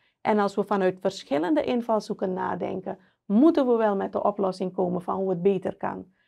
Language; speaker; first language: Dutch; native; Dutch